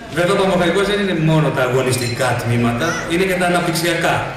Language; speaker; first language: Greek; native; Greek